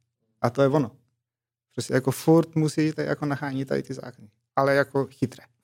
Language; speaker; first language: Czech; non-native, fluent; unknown